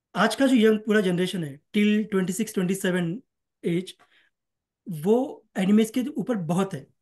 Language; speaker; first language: Hindi; non-native, local second language; Marathi